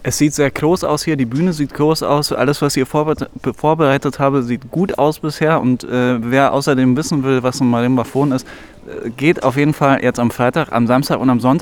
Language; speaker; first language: German; native; German